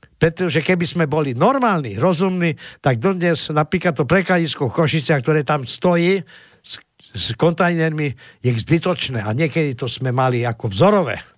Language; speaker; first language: Slovak; native; Slovak